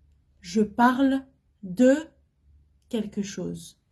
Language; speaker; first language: French; non-native, fluent; Arabic